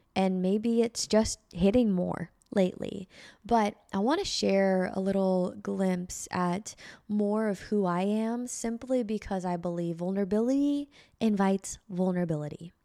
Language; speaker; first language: English; early bilingual, other home language; Filipino